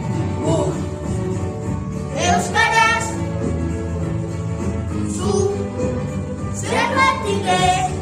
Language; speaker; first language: Basque; non-native, learner; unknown